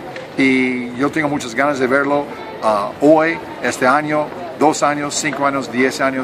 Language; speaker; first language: Spanish; non-native, learner; English